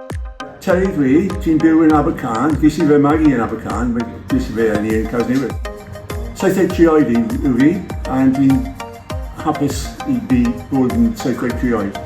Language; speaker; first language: Welsh; non-native, local second language; English